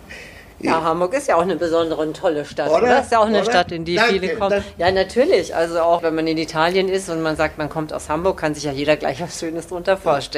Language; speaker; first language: German; native; German